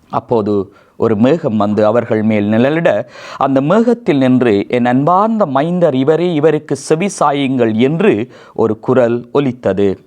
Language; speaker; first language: Tamil; native; Tamil